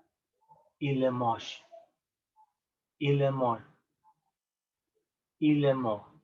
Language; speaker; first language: French; non-native, learner; Spanish